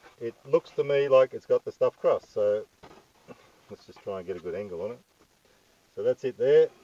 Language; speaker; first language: English; native; English